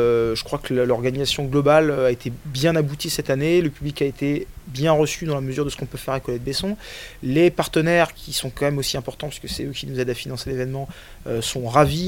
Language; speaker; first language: French; native; French